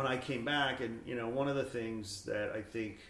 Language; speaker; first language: English; native; English